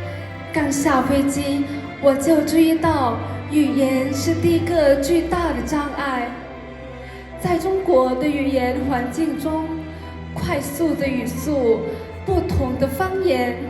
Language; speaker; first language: Chinese; non-native, fluent; Lao